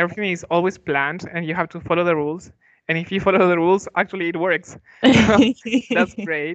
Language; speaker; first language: English; non-native, fluent; Spanish